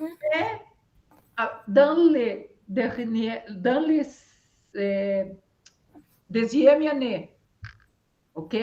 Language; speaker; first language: French; non-native, learner; Portuguese